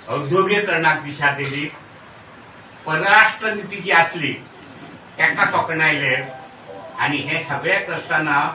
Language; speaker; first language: Marathi; non-native, local second language; Konkani